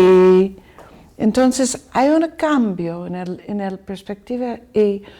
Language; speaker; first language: Spanish; non-native, learner; English